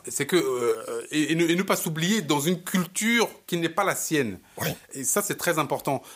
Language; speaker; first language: French; early bilingual, other home language; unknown